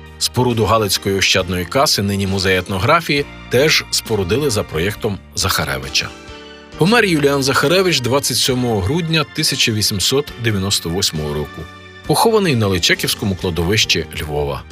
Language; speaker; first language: Ukrainian; native; Ukrainian